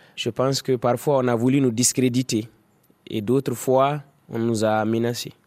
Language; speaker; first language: French; non-native, local second language; Fula